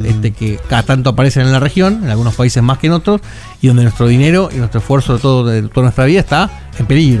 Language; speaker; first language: Spanish; native; Spanish